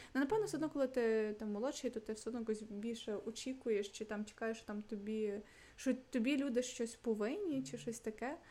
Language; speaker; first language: Ukrainian; non-native, local second language; Russian